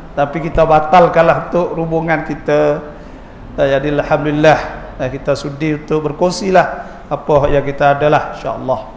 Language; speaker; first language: Malay; native; Malay